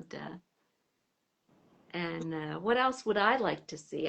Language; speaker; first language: English; native; English